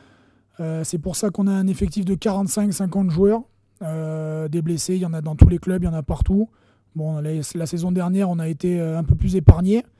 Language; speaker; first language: French; native; French